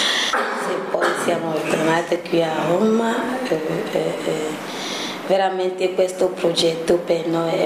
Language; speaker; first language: Italian; non-native, learner; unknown